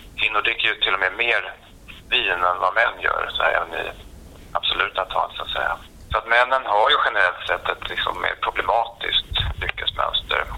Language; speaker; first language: Swedish; native; Swedish